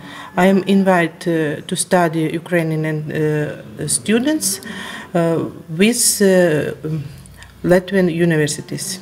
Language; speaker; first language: English; non-native, learner; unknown